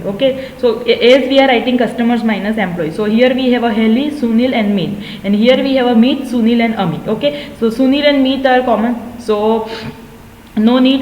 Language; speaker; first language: English; non-native, local second language; Gujarati